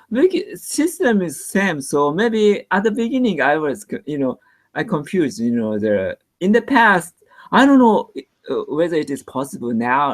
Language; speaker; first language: English; non-native, learner; Japanese